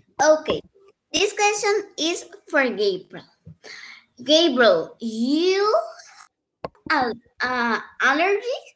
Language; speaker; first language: English; non-native, learner; Spanish